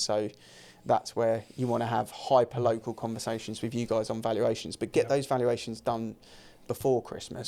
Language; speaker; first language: English; native; English